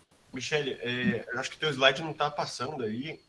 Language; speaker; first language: Portuguese; native; Portuguese